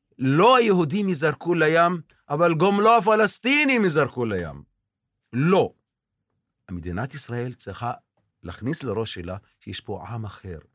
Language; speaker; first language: Hebrew; non-native, local second language; Arabic